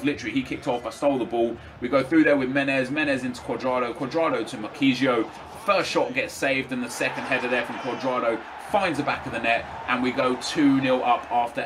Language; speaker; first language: English; native; English